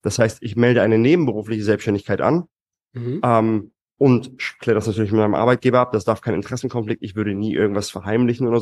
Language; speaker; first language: German; native; German